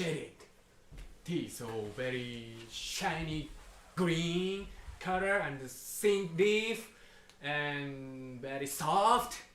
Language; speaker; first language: English; non-native, learner; Japanese